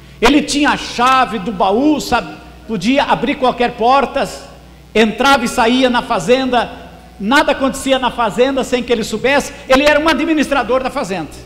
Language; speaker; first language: Portuguese; native; Portuguese